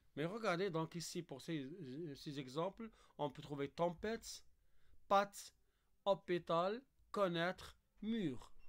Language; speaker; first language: French; non-native, local second language; Arabic